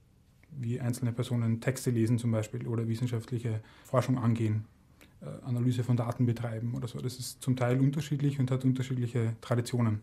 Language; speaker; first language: German; native; German